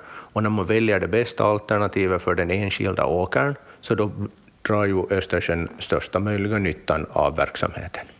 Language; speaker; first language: Swedish; native; Swedish